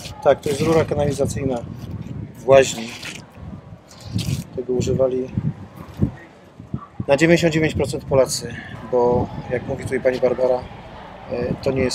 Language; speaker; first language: Polish; native; Polish